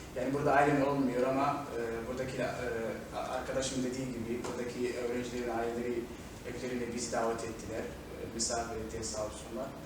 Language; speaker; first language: Turkish; non-native, fluent; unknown